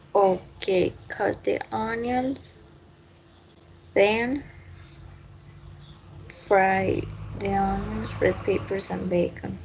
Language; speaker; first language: English; non-native, learner; Spanish